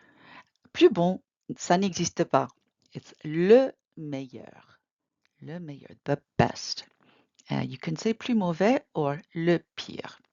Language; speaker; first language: French; non-native, fluent; English